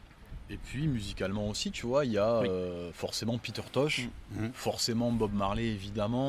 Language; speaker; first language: French; native; French